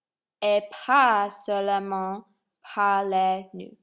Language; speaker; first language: French; non-native, learner; English